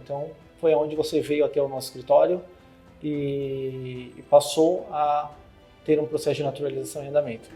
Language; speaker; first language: Portuguese; native; Portuguese